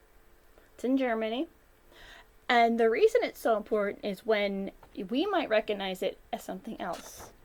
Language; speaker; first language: English; native; English